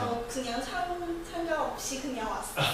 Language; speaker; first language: Korean; non-native, learner; Chinese